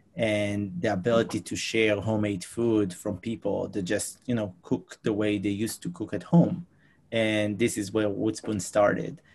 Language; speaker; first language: English; non-native, fluent; Hebrew